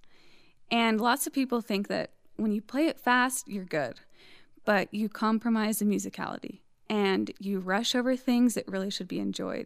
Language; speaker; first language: English; native; English